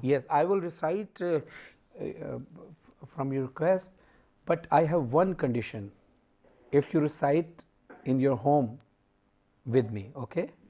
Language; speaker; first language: English; non-native, local second language; Urdu